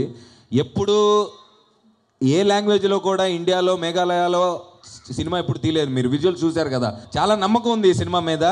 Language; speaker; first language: Telugu; native; Telugu